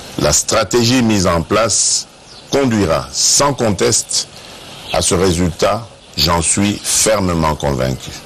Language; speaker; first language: French; non-native, local second language; Luba-Lulua